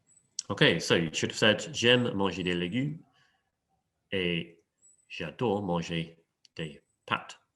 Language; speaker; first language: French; non-native, fluent; English